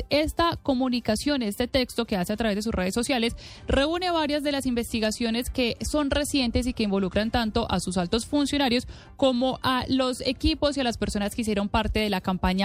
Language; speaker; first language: Spanish; native; Spanish